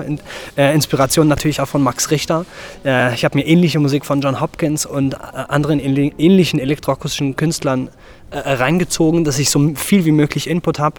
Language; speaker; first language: German; native; German